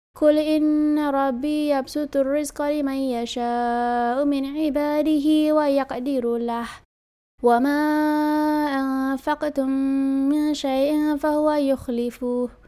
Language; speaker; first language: Arabic; non-native, learner; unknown